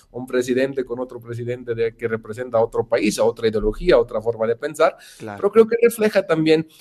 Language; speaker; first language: Spanish; non-native, fluent; Italian